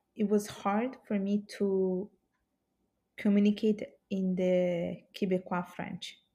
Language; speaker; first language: English; early bilingual, heritage; Italian